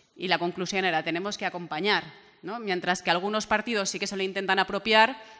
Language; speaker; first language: Spanish; native; Spanish